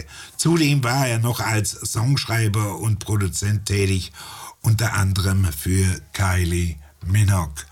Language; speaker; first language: German; native; German